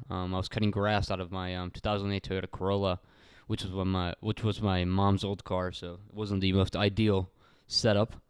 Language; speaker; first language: English; early bilingual, other home language; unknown